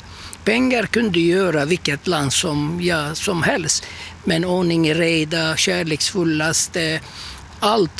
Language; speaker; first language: Swedish; non-native, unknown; Turkish